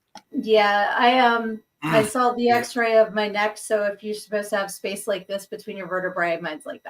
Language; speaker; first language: English; native; English